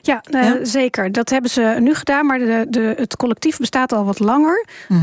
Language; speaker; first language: Dutch; native; Dutch